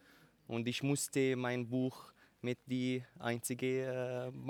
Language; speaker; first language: German; non-native, learner; Arabic